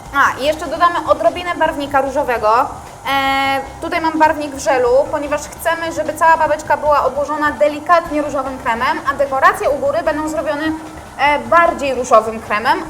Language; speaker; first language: Polish; native; Polish